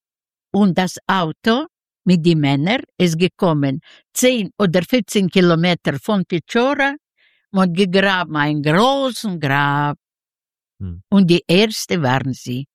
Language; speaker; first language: German; non-native, learner; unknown